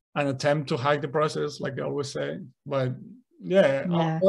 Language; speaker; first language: English; non-native, fluent; Spanish